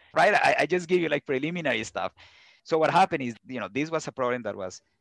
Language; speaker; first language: English; non-native, fluent; Spanish